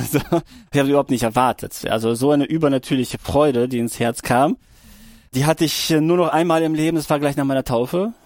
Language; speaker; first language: German; early bilingual, other home language; Russian